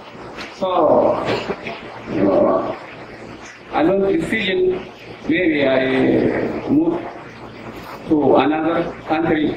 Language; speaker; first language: English; non-native, learner; Oromo